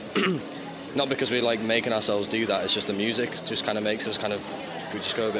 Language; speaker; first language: English; native; English